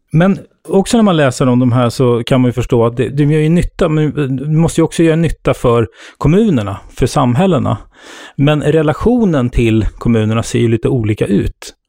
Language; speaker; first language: Swedish; native; Swedish